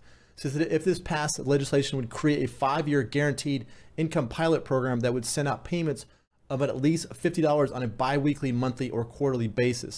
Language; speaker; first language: English; native; English